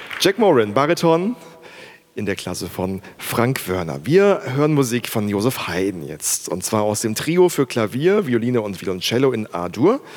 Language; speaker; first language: German; native; German